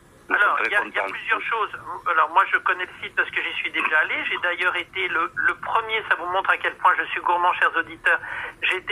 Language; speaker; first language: French; native; French